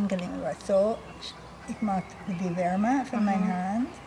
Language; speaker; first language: German; non-native, learner; English